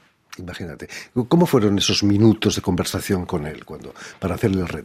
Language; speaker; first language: Spanish; native; Spanish